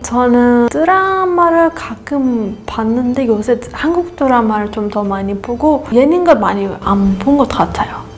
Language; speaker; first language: Korean; non-native, learner; Persian